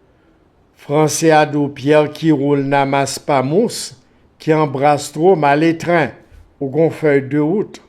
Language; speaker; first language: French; non-native, local second language; Haitian Creole